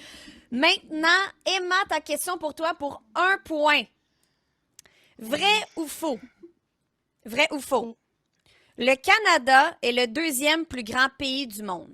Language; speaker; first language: French; native; French